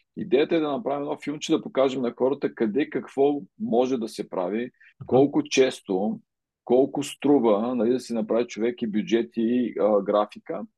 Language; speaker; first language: Bulgarian; native; Bulgarian